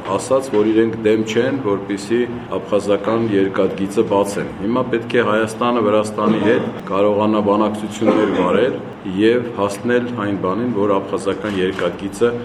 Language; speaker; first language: Armenian; native; Armenian